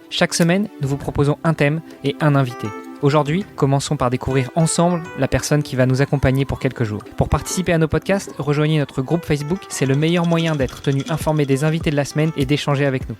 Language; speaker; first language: French; native; French